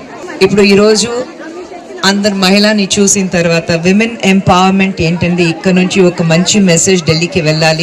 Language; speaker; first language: Telugu; non-native, fluent; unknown